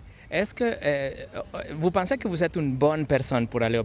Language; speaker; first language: French; non-native, fluent; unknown